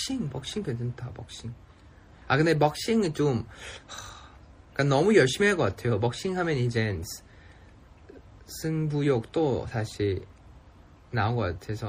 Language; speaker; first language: Korean; non-native, fluent; Thai